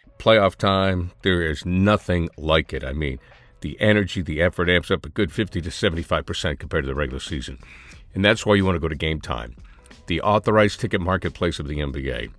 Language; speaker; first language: English; native; English